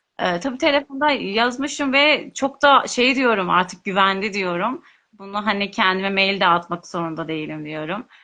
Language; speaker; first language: Turkish; non-native, local second language; Kurdish